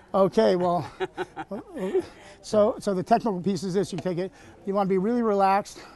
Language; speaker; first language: English; native; English